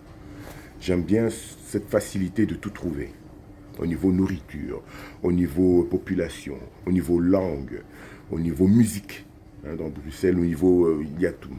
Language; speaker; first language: French; non-native, local second language; Lingala